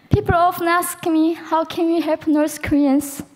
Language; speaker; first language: English; non-native, fluent; Korean